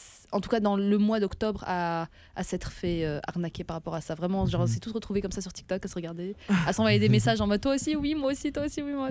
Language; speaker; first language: French; native; French